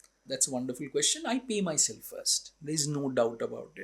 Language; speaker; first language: English; non-native, local second language; Bangla